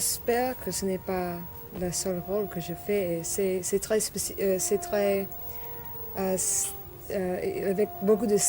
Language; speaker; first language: French; non-native, learner; English